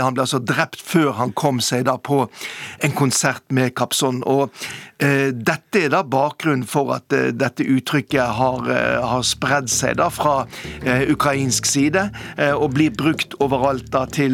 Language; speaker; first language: Norwegian; native; Norwegian